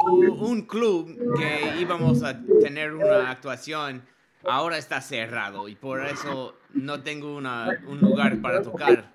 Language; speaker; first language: Spanish; non-native, learner; English